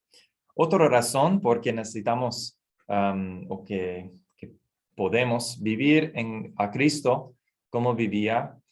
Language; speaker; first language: Spanish; non-native, fluent; English